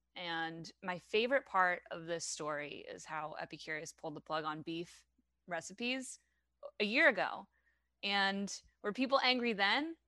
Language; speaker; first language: English; non-native, fluent; French